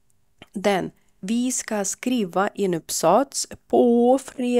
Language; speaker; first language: Swedish; non-native, fluent; Ukrainian